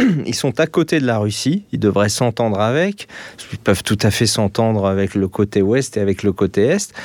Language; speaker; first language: French; native; French